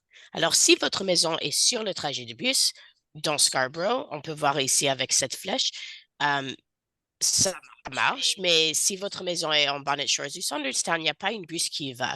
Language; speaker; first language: French; non-native, fluent; English